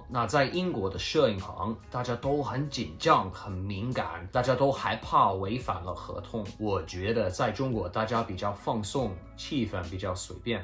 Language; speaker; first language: Chinese; early bilingual, heritage; Chinese